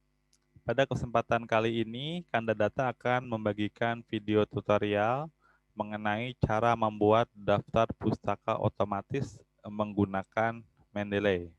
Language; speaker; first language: Indonesian; native; Indonesian